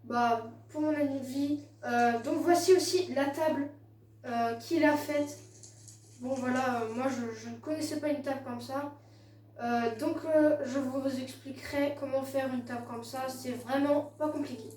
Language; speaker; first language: French; native; French